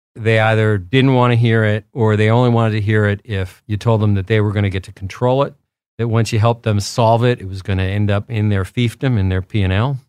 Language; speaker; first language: English; early bilingual, other home language; Spanish